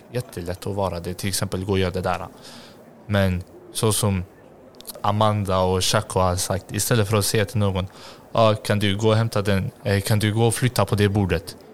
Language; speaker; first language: Swedish; native; Swedish